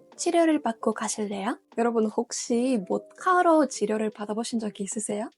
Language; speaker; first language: Korean; non-native, fluent; Russian